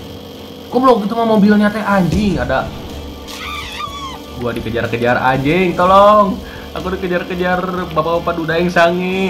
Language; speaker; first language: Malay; non-native, local second language; Sundanese